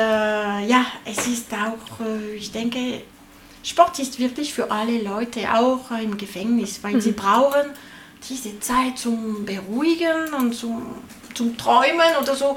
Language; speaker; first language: German; non-native, learner; French